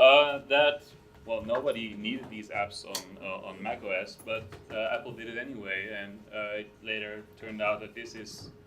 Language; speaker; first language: English; non-native, fluent; Dutch